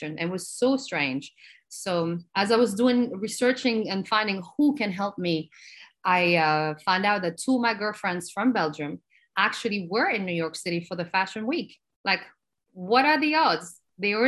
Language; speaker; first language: English; non-native, fluent; Arabic